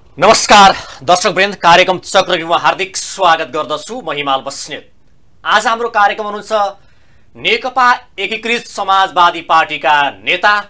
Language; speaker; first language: Nepali; native; Nepali